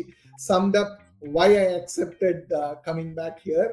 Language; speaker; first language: English; non-native, local second language; Tamil